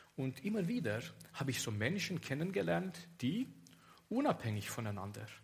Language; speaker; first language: German; non-native, fluent; Romanian